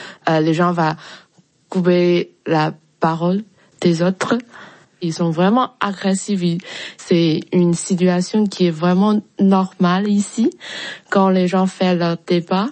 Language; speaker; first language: French; non-native, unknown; Chinese